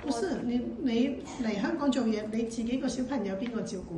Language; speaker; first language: Cantonese; native; Cantonese